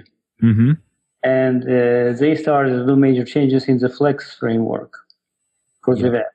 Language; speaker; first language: English; non-native, fluent; Ukrainian